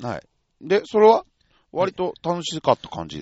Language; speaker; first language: Japanese; native; Japanese